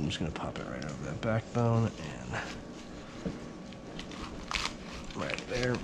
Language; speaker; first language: English; native; English